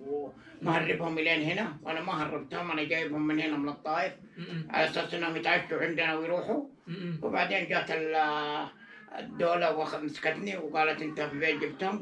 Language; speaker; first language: Arabic; native; Arabic